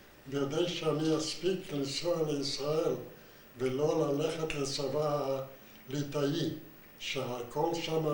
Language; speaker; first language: Hebrew; non-native, fluent; Yiddish